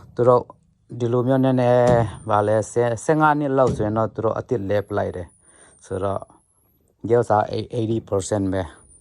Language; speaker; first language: Burmese; non-native, local second language; Tedim Chin